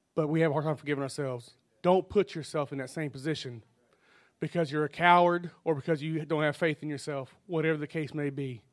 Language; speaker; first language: English; native; English